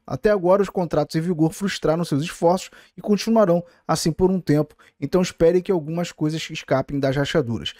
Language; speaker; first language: Portuguese; native; Portuguese